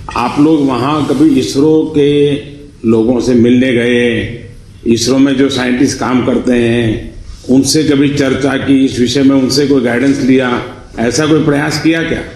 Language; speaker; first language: Hindi; non-native, local second language; Gujarati